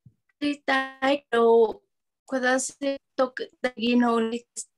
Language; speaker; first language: Japanese; non-native, learner; Vietnamese